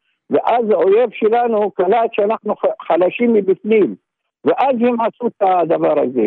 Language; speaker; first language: Hebrew; non-native, local second language; Arabic